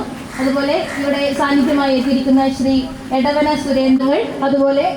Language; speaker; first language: Malayalam; native; Malayalam